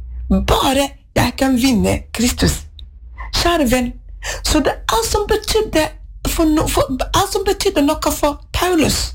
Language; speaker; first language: Norwegian; non-native, fluent; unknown